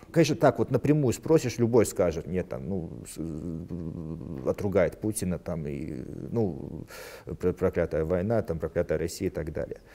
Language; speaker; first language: Russian; non-native, local second language; Latvian